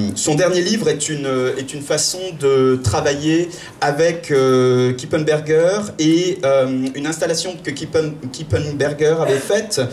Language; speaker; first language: French; native; French